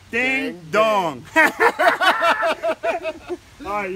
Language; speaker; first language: English; native; English